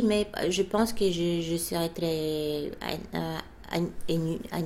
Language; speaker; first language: French; non-native, fluent; Bulgarian